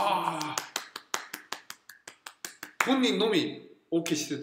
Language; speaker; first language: Japanese; non-native, fluent; Korean